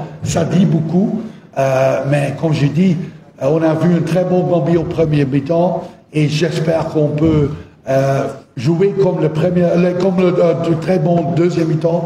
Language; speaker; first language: French; non-native, fluent; Dutch